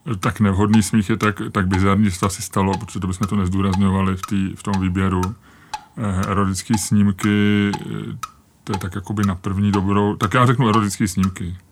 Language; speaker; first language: Czech; native; Czech